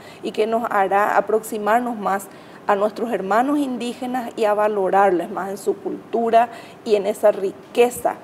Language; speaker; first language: Spanish; native; Spanish